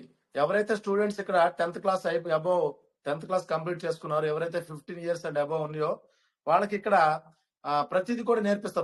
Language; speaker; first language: Telugu; native; Telugu